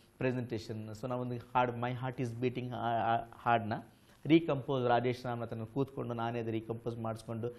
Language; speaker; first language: Kannada; non-native, local second language; Konkani